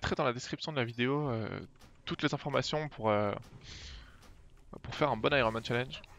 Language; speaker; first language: French; native; French